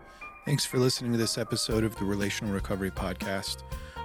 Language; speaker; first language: English; native; English